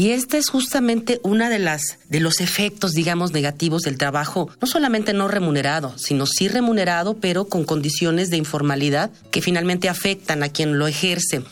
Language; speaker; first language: Spanish; native; Spanish